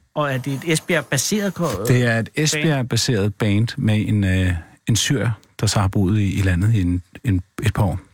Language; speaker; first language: Danish; non-native, fluent; English